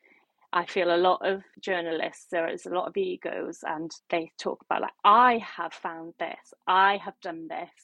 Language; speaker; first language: English; native; English